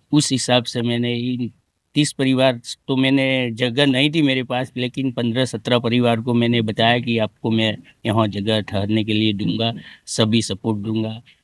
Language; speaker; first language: Hindi; non-native, local second language; Gujarati